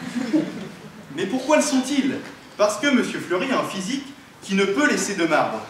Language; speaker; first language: French; native; French